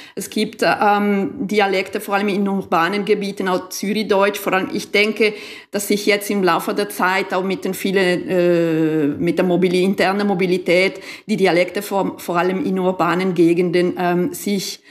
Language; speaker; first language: German; non-native, local second language; Italian